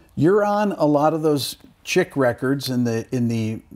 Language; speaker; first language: English; native; English